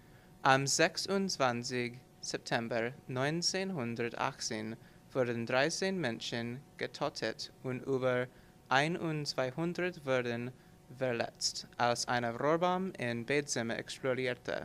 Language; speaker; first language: German; non-native, learner; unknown